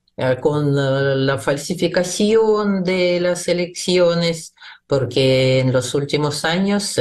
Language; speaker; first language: Spanish; non-native, fluent; Russian